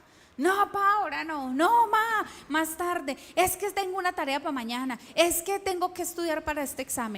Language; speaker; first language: Spanish; native; Spanish